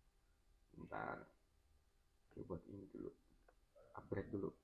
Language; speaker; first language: Indonesian; native; Indonesian